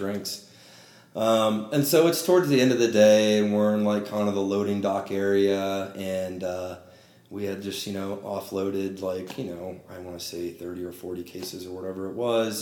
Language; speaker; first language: English; native; English